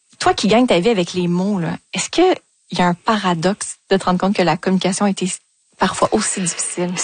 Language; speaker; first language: French; native; French